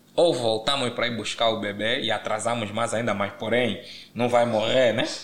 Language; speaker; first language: Portuguese; native; Portuguese